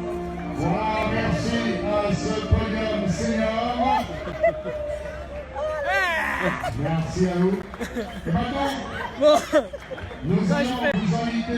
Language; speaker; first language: French; native; French